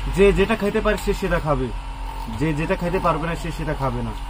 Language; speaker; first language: Bangla; non-native, local second language; Marma